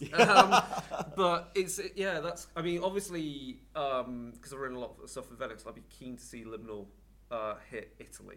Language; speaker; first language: English; native; English